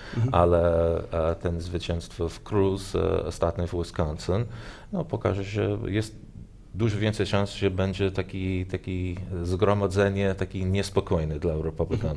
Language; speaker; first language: Polish; non-native, learner; English